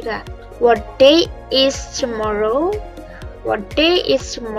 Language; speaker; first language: English; non-native, learner; Indonesian